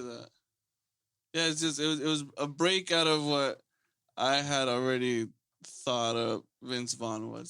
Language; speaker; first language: English; native; English